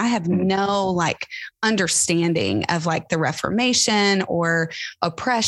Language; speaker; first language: English; native; English